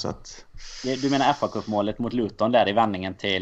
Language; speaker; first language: Swedish; native; Swedish